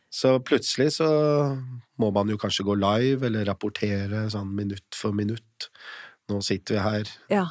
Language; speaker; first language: Norwegian; early bilingual, other home language; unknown